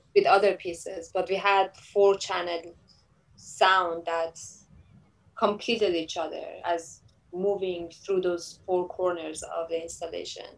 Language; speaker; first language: English; non-native, fluent; Persian